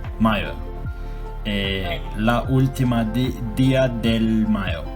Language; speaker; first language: Spanish; non-native, learner; Turkish